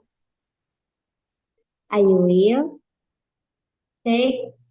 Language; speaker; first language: English; non-native, learner; Indonesian